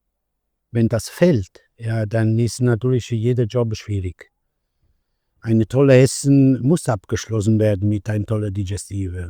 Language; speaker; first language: German; non-native, fluent; Italian